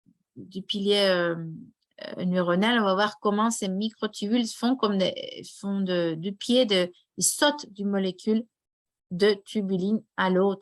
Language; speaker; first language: French; non-native, fluent; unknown